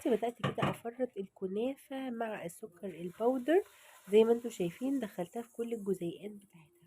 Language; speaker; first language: Arabic; native; Arabic